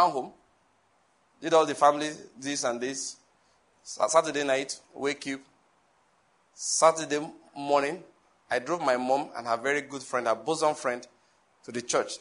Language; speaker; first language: English; non-native, local second language; Yoruba